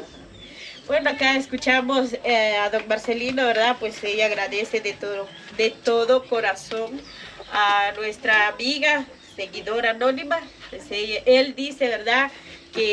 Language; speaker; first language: Spanish; non-native, local second language; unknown